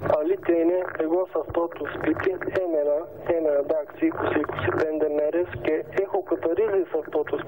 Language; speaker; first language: Greek; non-native, learner; Bulgarian